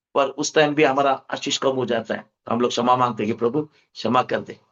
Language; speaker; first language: Hindi; non-native, local second language; Marathi